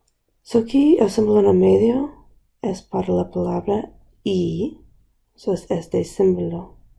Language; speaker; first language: Spanish; non-native, local second language; English